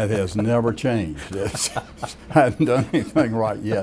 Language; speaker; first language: English; native; English